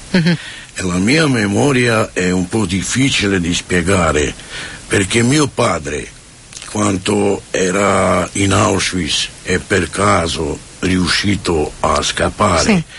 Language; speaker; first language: Italian; non-native, fluent; Romany